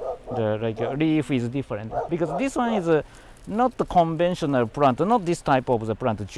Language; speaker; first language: English; non-native, learner; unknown